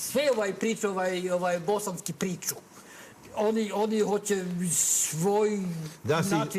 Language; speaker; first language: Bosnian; non-native, learner; Norwegian